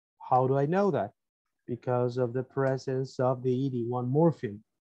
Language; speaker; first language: English; non-native, fluent; Spanish